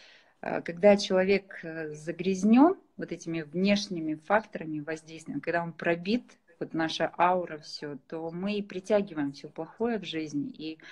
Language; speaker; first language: Russian; native; Russian